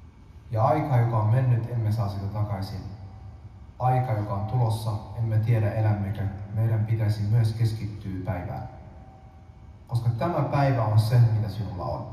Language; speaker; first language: Finnish; early bilingual, other home language; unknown